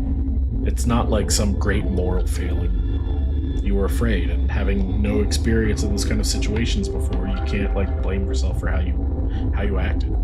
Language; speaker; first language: English; native; English